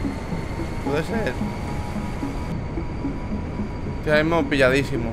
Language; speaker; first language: Spanish; native; Spanish